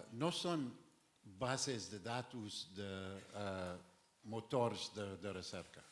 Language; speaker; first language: Catalan; non-native, fluent; French